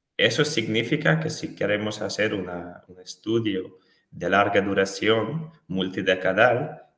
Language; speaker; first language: Spanish; non-native, fluent; Hungarian